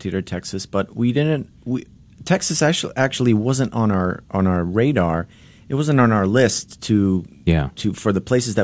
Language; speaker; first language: English; early bilingual, other home language; Polish